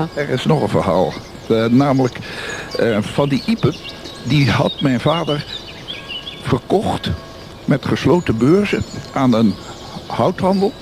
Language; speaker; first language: Dutch; native; Dutch